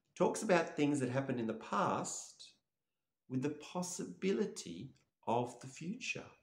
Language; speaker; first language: English; native; English